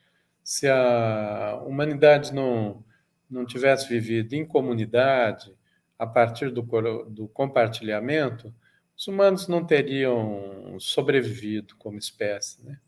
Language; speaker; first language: Portuguese; native; Portuguese